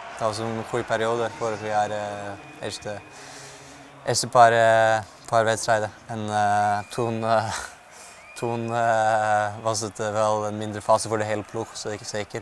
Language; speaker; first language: Dutch; non-native, fluent; Norwegian